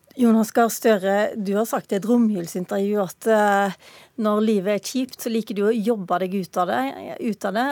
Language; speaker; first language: Norwegian; native; Norwegian